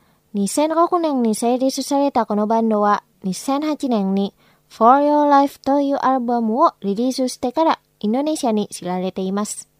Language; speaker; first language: Japanese; non-native, fluent; Indonesian